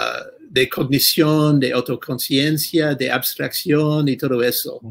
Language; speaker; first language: Spanish; non-native, fluent; English